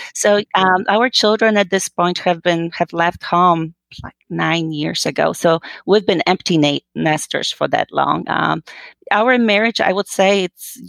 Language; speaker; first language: English; non-native, fluent; Polish